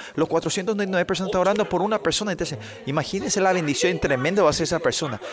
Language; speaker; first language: Spanish; non-native, fluent; Korean